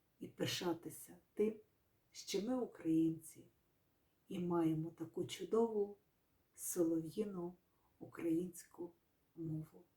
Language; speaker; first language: Ukrainian; native; Ukrainian